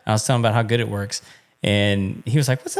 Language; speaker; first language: English; native; English